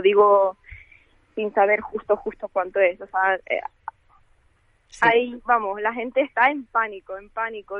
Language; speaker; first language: Spanish; early bilingual, other home language; Ukrainian